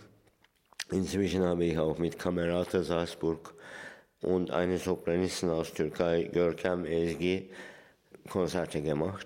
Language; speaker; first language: German; non-native, fluent; Turkish